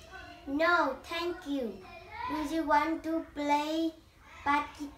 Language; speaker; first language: English; non-native, learner; Vietnamese